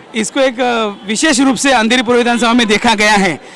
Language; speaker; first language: Hindi; non-native, local second language; Marathi